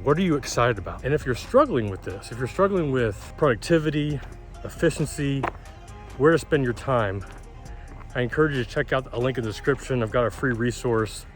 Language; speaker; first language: English; native; English